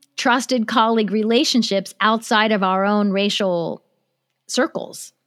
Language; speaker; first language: English; native; English